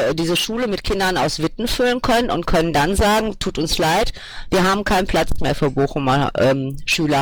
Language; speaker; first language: German; native; German